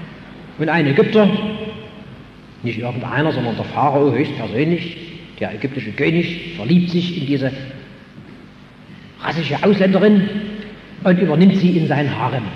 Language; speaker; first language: German; native; German